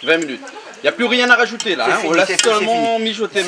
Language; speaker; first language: French; native; French